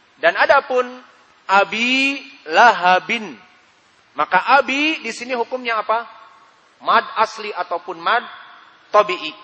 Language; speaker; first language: Indonesian; native; Indonesian